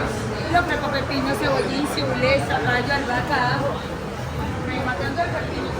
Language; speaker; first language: Spanish; native; Spanish